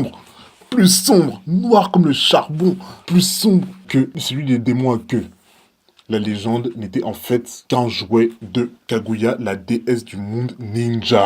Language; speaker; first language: French; native; French